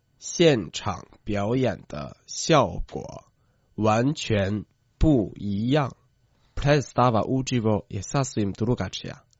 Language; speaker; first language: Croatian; non-native, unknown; Chinese